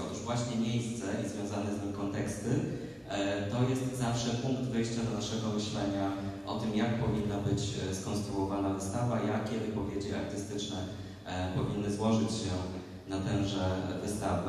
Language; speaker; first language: Polish; native; Polish